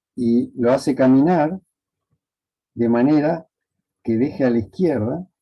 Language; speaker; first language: Spanish; native; Spanish